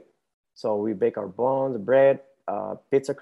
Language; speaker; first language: English; non-native, fluent; Spanish